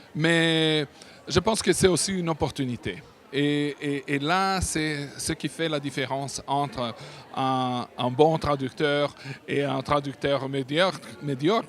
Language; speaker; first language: French; non-native, fluent; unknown